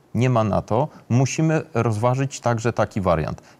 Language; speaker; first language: Polish; native; Polish